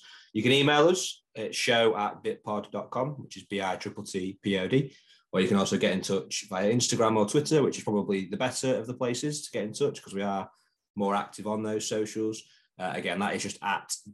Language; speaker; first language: English; native; English